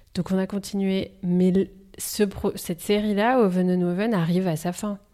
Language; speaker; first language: French; native; French